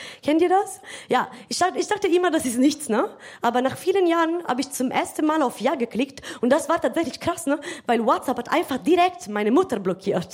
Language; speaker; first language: German; non-native, fluent; Italian